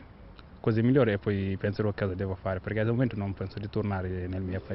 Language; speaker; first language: Italian; non-native, learner; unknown